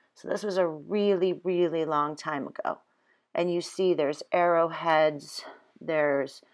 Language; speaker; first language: English; native; English